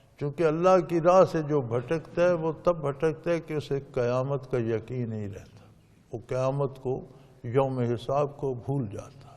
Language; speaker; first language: Urdu; non-native, local second language; Punjabi